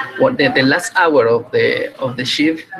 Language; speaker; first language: English; non-native, fluent; Spanish